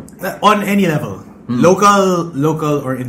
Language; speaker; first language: English; non-native, local second language; Filipino